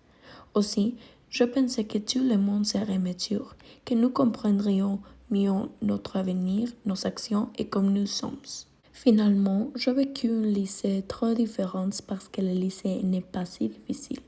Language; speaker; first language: French; non-native, learner; Spanish